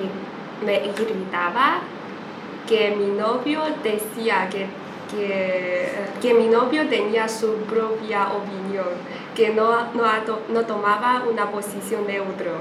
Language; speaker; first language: Spanish; non-native, fluent; Chinese